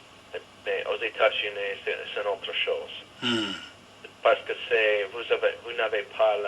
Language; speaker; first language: French; non-native, fluent; English